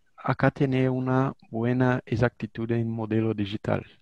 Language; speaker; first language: Spanish; non-native, learner; Portuguese